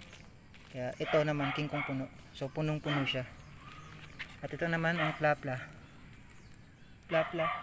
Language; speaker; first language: Filipino; native; Filipino